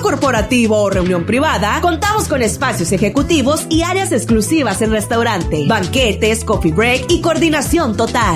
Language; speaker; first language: Spanish; native; Spanish